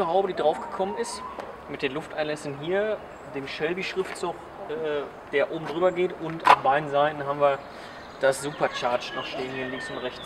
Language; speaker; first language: German; native; German